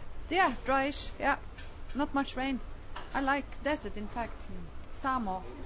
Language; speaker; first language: English; native; English